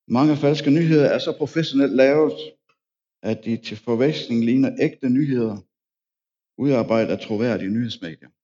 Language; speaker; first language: Danish; native; Danish